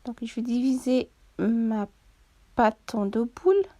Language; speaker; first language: French; non-native, local second language; Arabic